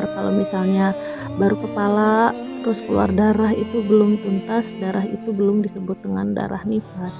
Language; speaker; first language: Indonesian; native; Indonesian